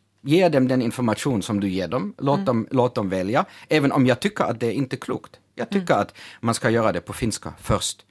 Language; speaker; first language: Swedish; non-native, fluent; German